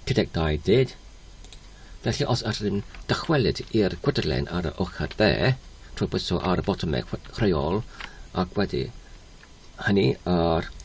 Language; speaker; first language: Welsh; non-native, learner; English